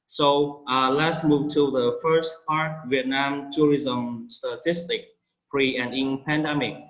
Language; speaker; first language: English; non-native, fluent; Vietnamese